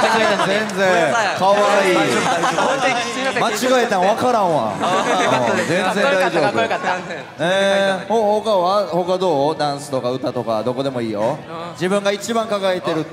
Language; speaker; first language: Japanese; native; Japanese